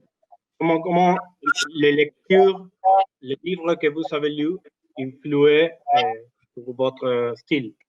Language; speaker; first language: French; non-native, learner; Spanish